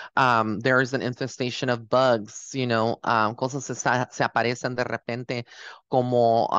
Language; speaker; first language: Spanish; early bilingual, heritage; Spanish